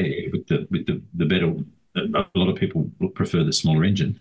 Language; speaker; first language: English; native; English